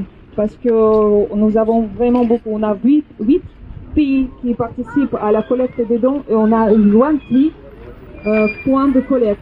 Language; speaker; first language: French; non-native, fluent; Russian